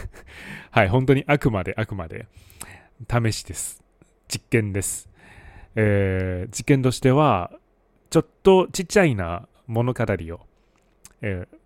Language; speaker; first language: Japanese; non-native, fluent; Chinese